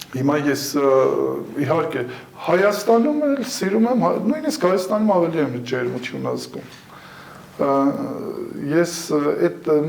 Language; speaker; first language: Armenian; early bilingual, heritage; Armenian